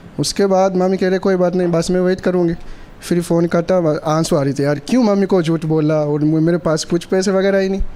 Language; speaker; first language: Hindi; non-native, fluent; Swahili